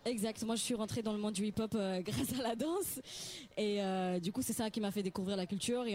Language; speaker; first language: French; non-native, fluent; Spanish